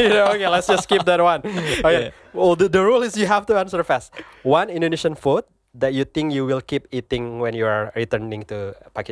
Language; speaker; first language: English; non-native, fluent; Indonesian